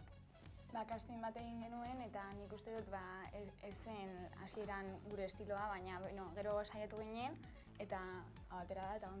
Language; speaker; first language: Basque; non-native, local second language; Spanish